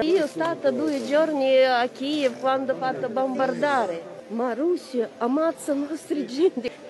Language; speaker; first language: Italian; non-native, learner; Ukrainian